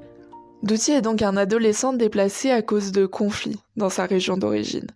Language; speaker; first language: French; native; French